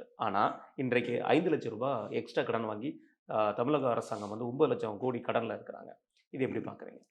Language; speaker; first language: Tamil; native; Tamil